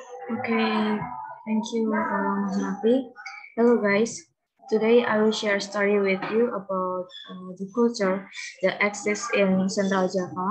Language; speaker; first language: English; non-native, learner; Indonesian